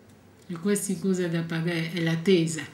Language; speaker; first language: Italian; non-native, fluent; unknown